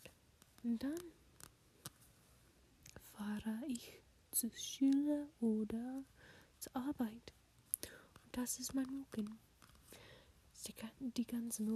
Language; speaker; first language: German; non-native, learner; English